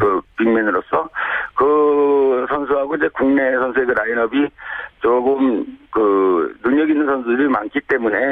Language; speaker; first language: Korean; native; Korean